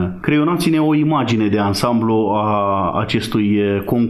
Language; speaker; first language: Romanian; native; Romanian